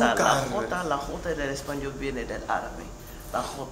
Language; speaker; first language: Spanish; non-native, fluent; English